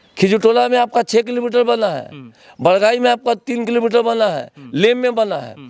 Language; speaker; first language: Hindi; native; Hindi